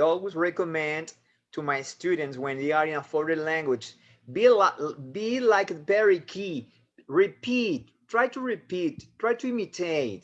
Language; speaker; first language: English; non-native, fluent; Spanish